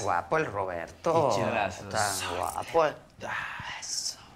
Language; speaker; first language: Spanish; native; Spanish